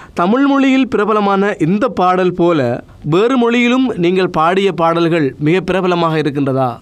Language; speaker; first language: Tamil; native; Tamil